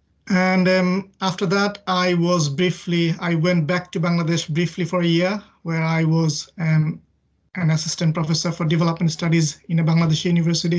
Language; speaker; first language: English; non-native, local second language; Bangla